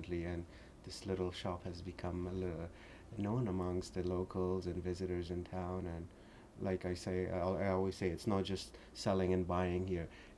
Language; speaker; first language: English; early bilingual, other home language; Persian